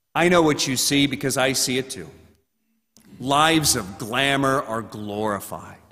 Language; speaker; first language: English; native; English